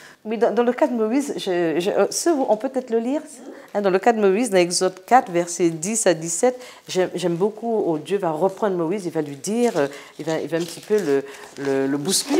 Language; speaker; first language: French; native; French